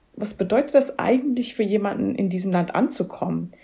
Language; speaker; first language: German; non-native, fluent; English